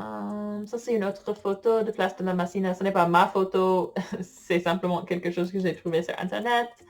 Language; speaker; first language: French; non-native, fluent; English